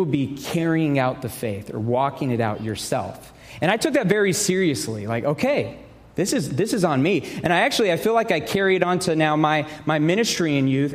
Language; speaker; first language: English; native; English